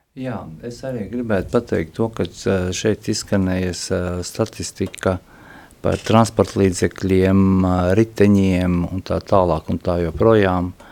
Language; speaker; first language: Latvian; non-native, local second language; Russian